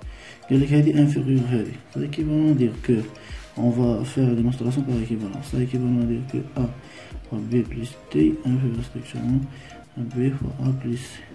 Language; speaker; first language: French; non-native, local second language; Arabic